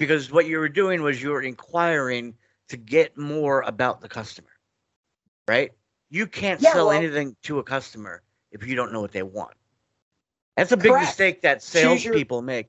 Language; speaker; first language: English; native; English